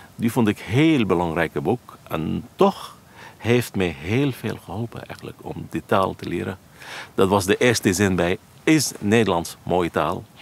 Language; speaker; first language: Dutch; non-native, fluent; Arabic